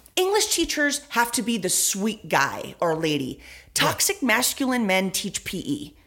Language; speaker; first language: English; early bilingual, other home language; Spanish